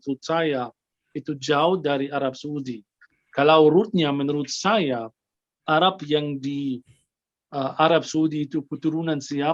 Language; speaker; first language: Indonesian; non-native, fluent; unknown